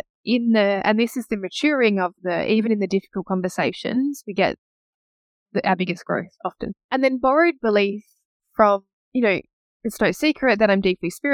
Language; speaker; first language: English; native; English